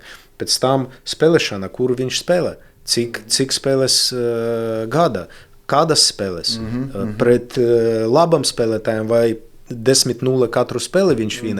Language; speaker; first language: Latvian; non-native, local second language; Russian